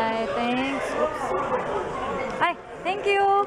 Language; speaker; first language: English; non-native, local second language; Filipino